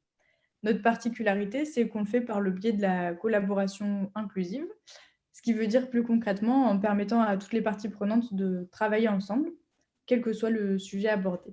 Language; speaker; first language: French; native; French